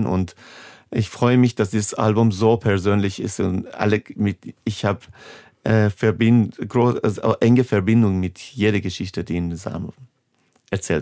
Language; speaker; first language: German; non-native, fluent; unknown